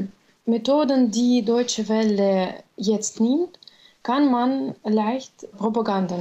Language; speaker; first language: German; non-native, fluent; Russian